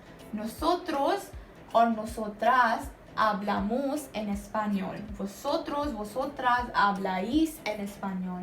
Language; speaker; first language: Spanish; non-native, fluent; Hindi